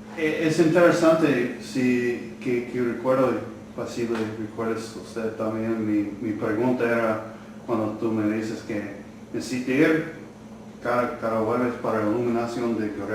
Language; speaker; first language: Spanish; non-native, learner; English